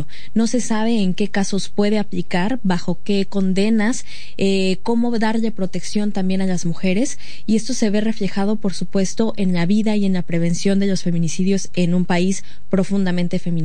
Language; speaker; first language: Spanish; native; Spanish